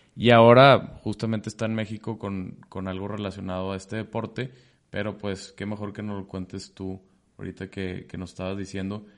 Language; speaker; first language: Spanish; native; Spanish